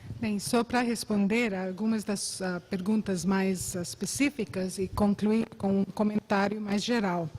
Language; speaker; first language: Portuguese; non-native, fluent; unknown